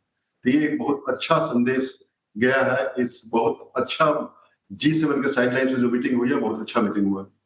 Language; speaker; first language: Hindi; native; Hindi